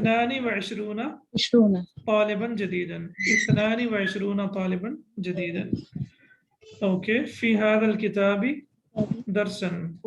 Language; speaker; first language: Arabic; non-native, fluent; English